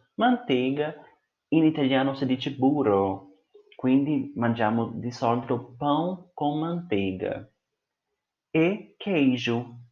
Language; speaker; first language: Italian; non-native, fluent; Portuguese